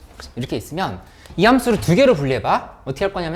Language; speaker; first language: Korean; native; Korean